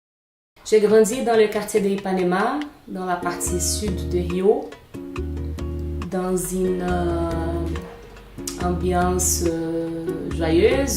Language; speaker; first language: French; non-native, fluent; Portuguese